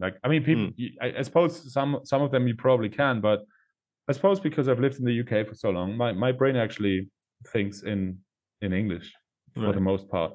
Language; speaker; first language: English; non-native, fluent; German